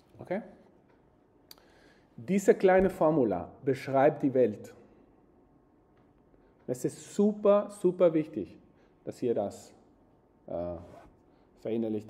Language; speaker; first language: German; non-native, fluent; Spanish